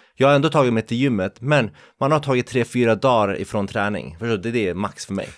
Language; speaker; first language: Swedish; early bilingual, other home language; Kurdish